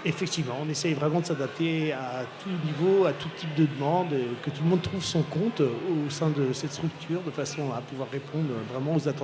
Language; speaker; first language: French; native; French